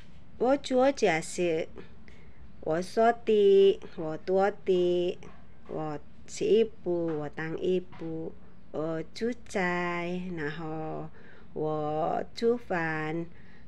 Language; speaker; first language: Chinese; non-native, learner; Indonesian